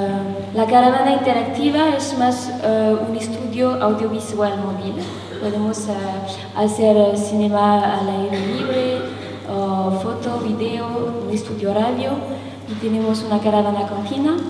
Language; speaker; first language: Spanish; non-native, learner; French